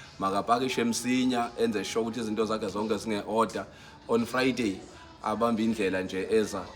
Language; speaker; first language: Zulu; non-native, local second language; Xhosa